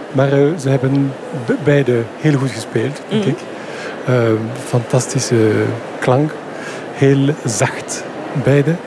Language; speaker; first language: Dutch; non-native, fluent; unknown